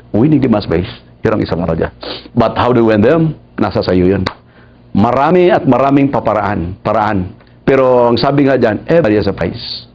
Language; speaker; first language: Filipino; non-native, local second language; Cebuano